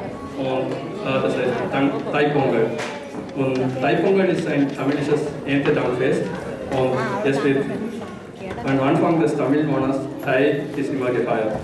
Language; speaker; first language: German; non-native, learner; Tamil